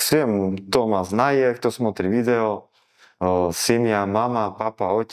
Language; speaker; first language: Russian; non-native, learner; Slovak